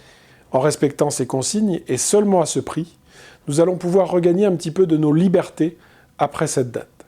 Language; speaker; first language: French; native; French